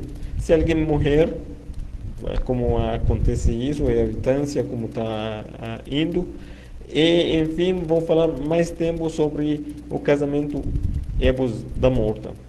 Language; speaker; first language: Portuguese; non-native, fluent; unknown